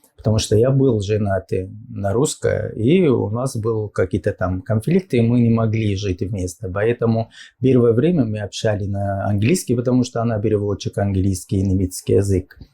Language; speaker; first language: Russian; non-native, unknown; Arabic